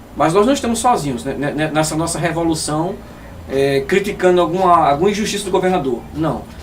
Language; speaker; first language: Portuguese; native; Portuguese